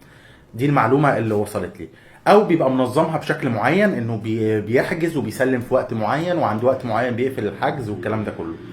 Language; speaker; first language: Arabic; native; Arabic